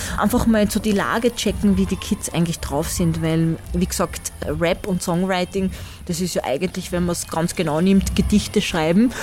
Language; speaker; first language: German; early bilingual, other home language; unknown